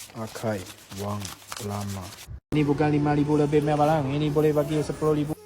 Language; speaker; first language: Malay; non-native, local second language; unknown